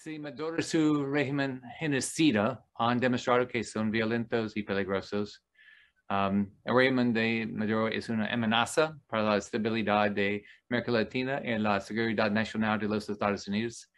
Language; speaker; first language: Spanish; non-native, learner; English